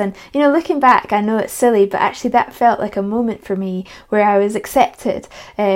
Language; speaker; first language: English; native; English